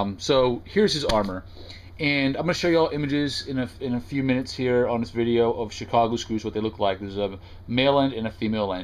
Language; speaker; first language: English; native; English